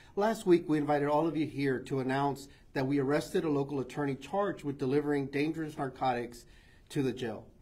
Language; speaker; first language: English; early bilingual, other home language; Spanish